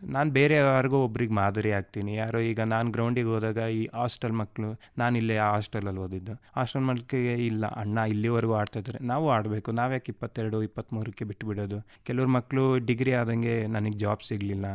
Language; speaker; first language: Kannada; native; Kannada